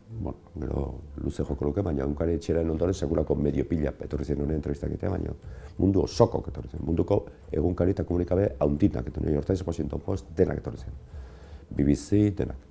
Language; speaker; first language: Basque; native; Basque